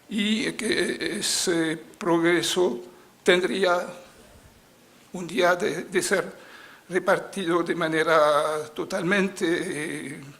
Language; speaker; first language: Spanish; non-native, fluent; French